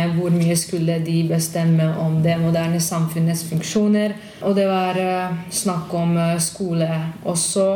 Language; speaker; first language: Norwegian; non-native, fluent; Hungarian